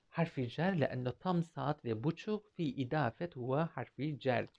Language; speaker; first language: Arabic; non-native, fluent; Turkish